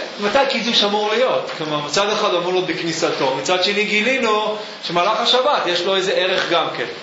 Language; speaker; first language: Hebrew; native; Hebrew